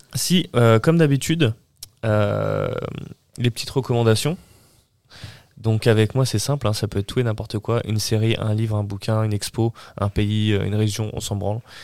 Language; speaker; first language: French; early bilingual, other home language; Portuguese